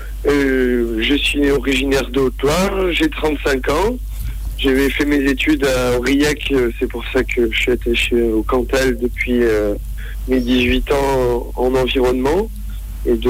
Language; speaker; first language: French; native; French